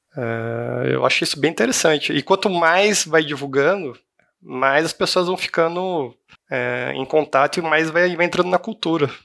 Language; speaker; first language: Portuguese; native; Portuguese